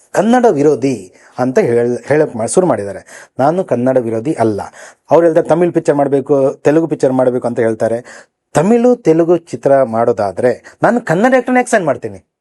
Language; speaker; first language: Kannada; native; Kannada